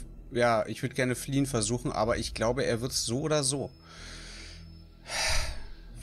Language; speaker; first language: German; native; German